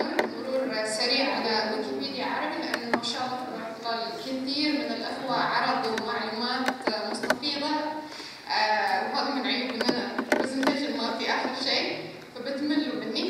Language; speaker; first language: Arabic; native; Arabic